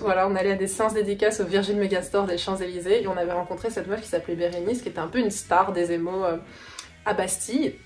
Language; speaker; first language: French; native; French